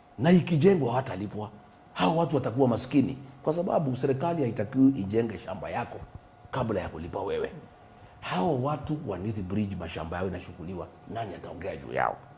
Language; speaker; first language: Swahili; non-native, local second language; Kikuyu